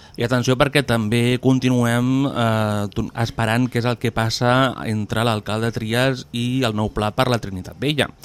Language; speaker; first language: Catalan; native; Catalan